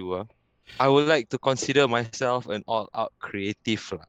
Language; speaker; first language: English; non-native, local second language; Malay